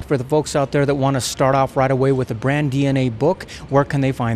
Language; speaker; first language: English; native; English